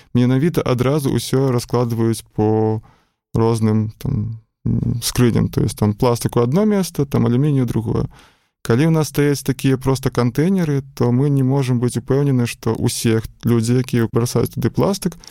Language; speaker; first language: Belarusian; non-native, local second language; Russian